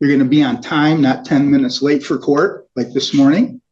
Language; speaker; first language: English; native; English